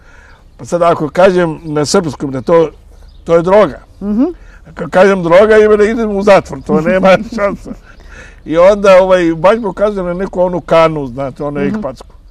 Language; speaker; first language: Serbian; non-native, fluent; Arabic